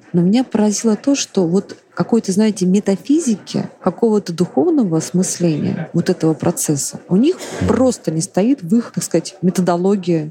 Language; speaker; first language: Russian; native; Russian